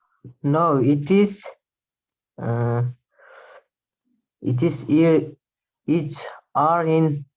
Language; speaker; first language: English; non-native, learner; Kyrgyz